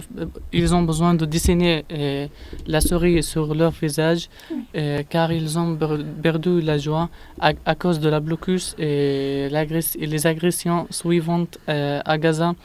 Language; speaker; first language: French; non-native, learner; Arabic